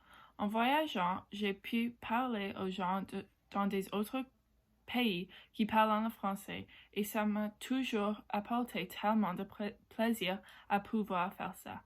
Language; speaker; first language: French; non-native, local second language; English